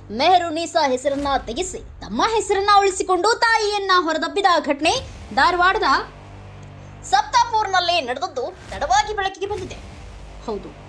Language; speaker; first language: Kannada; native; Kannada